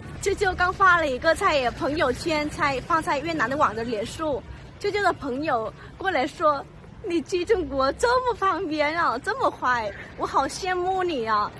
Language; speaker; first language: Chinese; non-native, learner; Vietnamese